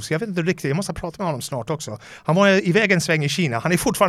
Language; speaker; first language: Swedish; non-native, fluent; English